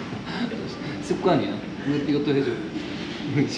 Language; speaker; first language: Korean; native; Korean